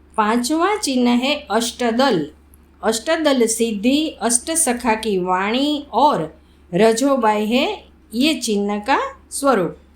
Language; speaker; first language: Hindi; non-native, local second language; Gujarati